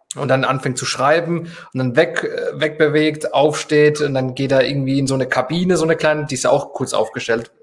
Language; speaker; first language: German; non-native, fluent; Spanish